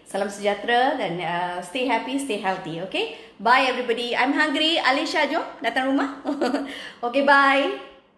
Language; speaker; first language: English; non-native, local second language; Tamil